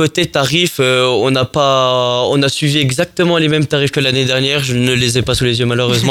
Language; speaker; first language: French; native; French